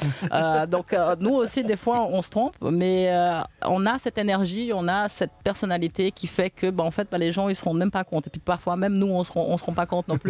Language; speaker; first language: French; native; French